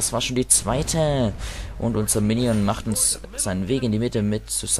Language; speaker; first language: German; native; German